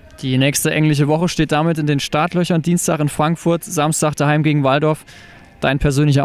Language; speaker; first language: German; native; German